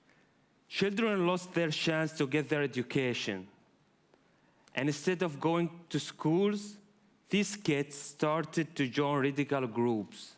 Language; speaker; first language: English; non-native, fluent; Arabic